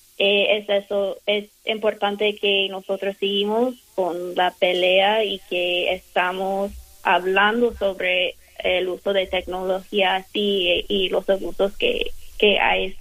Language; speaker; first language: Spanish; non-native, fluent; English